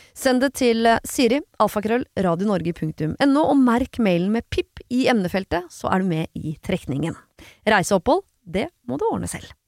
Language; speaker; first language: Norwegian; native; Norwegian